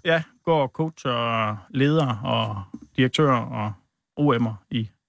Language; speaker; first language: Danish; native; Danish